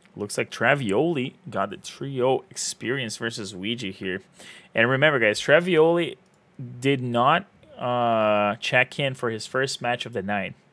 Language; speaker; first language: English; non-native, fluent; Portuguese